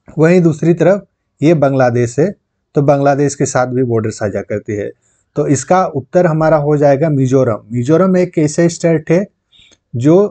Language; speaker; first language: Hindi; non-native, local second language; Santali